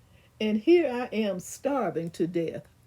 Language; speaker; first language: English; native; English